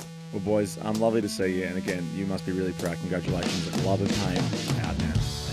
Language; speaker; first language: English; native; English